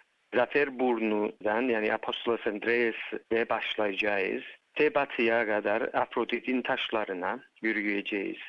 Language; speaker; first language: Turkish; early bilingual, heritage; Turkish